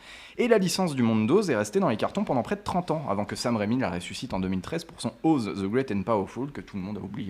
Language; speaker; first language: French; native; French